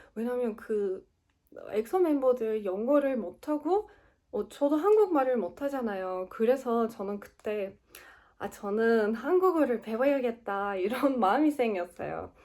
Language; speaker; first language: Korean; non-native, learner; Turkish